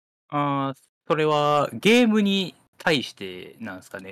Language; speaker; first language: Japanese; native; Japanese